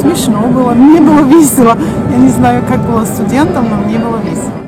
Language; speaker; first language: Russian; non-native, learner; German